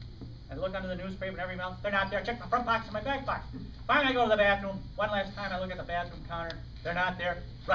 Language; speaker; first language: English; native; English